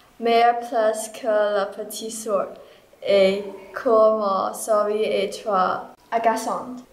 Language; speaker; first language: French; non-native, learner; English